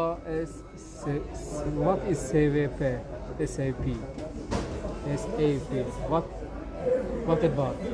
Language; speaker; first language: English; non-native, learner; Turkish